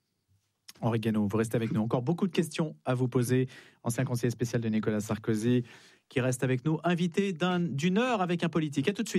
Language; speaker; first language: French; native; French